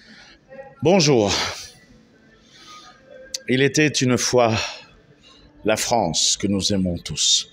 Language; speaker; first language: French; native; French